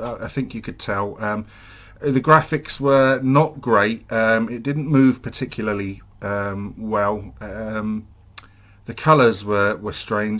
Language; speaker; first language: English; native; English